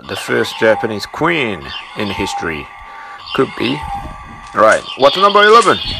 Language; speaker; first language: English; non-native, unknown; Japanese